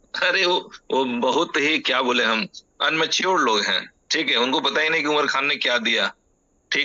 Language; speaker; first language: Hindi; native; Hindi